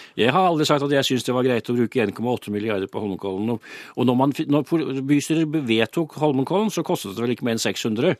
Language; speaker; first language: Norwegian; native; Norwegian